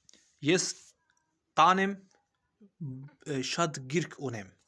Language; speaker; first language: Armenian; non-native, learner; Azerbaijani